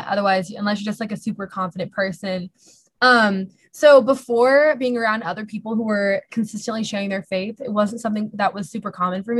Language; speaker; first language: English; native; English